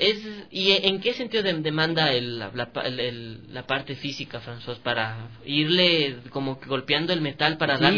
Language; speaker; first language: Spanish; native; Spanish